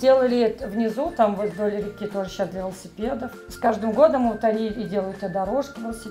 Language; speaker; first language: Russian; native; Russian